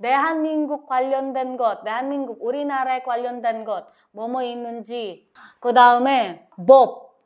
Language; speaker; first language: Korean; non-native, fluent; Filipino